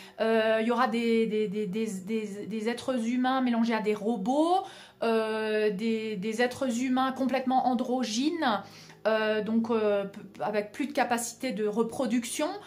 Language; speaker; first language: French; native; French